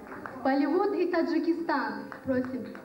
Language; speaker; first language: Russian; non-native, local second language; Tajik